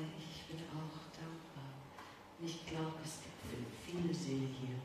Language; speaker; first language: German; non-native, learner; English